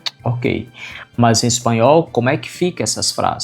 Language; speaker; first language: Portuguese; non-native, fluent; Spanish